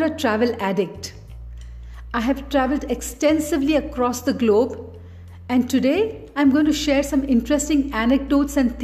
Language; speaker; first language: English; non-native, local second language; Tamil